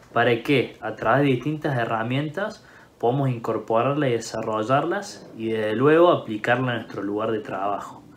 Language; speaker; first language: Spanish; native; Spanish